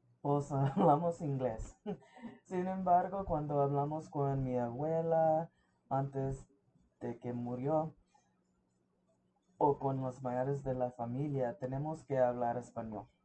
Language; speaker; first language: Spanish; early bilingual, heritage; English